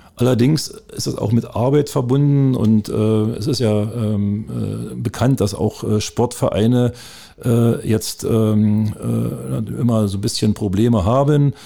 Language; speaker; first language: German; native; German